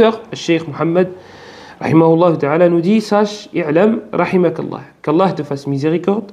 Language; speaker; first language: French; native; French